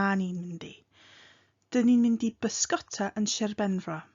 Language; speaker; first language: Welsh; non-native, fluent; English